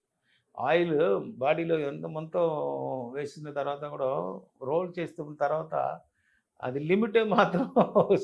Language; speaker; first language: Telugu; non-native, local second language; Tamil